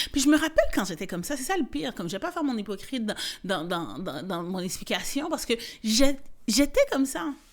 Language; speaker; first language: French; native; French